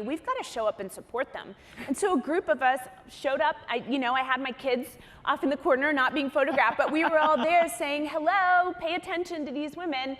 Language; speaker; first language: English; native; English